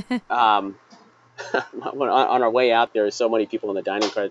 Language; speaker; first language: English; native; English